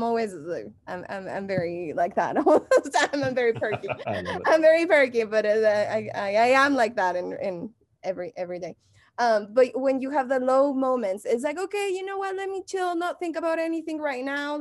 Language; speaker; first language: English; non-native, fluent; Spanish